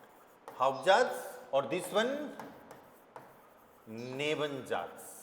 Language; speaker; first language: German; non-native, fluent; Hindi